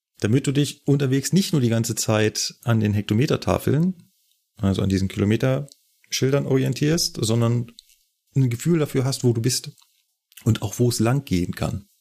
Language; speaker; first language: German; native; German